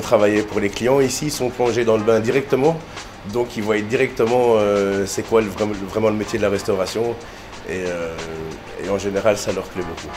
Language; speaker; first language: French; native; French